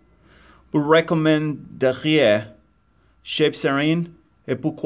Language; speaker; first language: French; non-native, learner; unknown